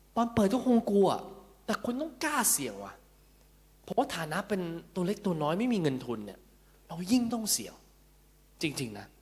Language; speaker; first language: Thai; early bilingual, heritage; Cantonese